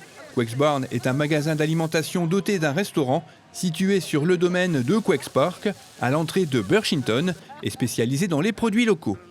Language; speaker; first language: French; native; French